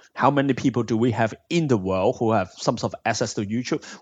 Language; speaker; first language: English; non-native, local second language; Cantonese